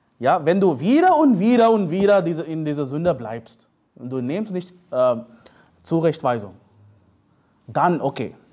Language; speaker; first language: German; non-native, fluent; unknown